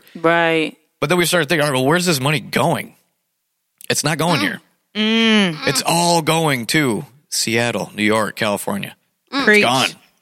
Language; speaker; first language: English; native; English